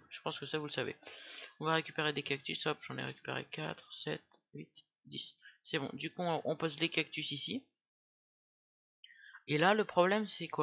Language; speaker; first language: French; native; French